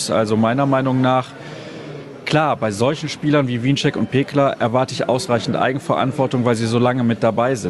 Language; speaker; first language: German; native; German